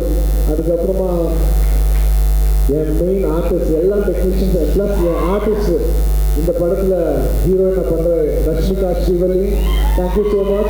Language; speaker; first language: Tamil; non-native, local second language; Telugu